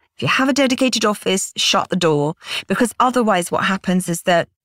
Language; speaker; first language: English; native; English